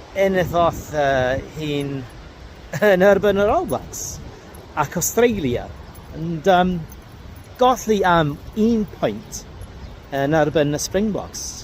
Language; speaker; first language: Welsh; non-native, learner; English